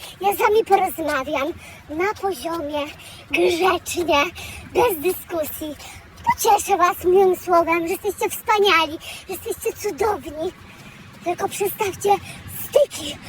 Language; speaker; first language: Polish; native; Polish